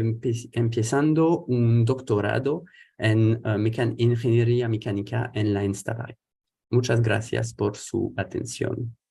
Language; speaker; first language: Spanish; non-native, fluent; French